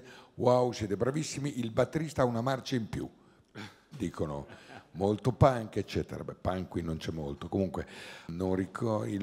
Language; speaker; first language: Italian; native; Italian